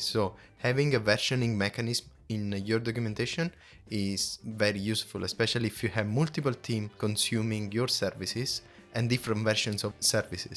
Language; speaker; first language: English; non-native, fluent; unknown